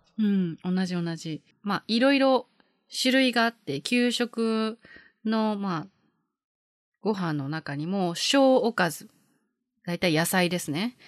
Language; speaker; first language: Japanese; native; Japanese